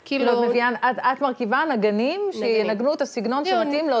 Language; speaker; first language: Hebrew; native; Hebrew